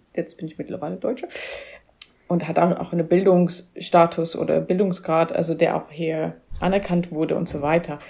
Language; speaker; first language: German; non-native, fluent; English